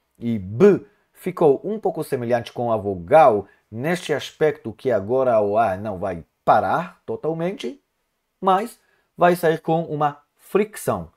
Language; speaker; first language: Portuguese; non-native, fluent; Hebrew